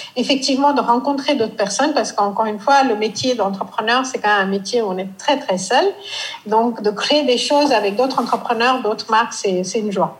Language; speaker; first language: French; non-native, fluent; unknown